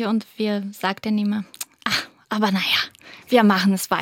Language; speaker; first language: German; non-native, fluent; Portuguese